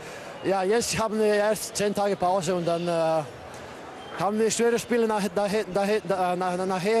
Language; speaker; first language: German; non-native, learner; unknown